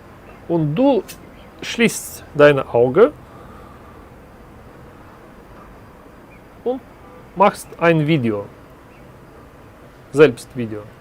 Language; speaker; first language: German; non-native, learner; Russian